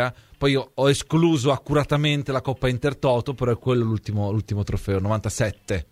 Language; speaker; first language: Italian; native; Italian